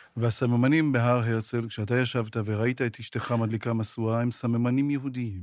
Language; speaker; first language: Hebrew; native; Hebrew